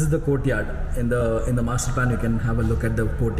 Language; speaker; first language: English; non-native, local second language; Hindi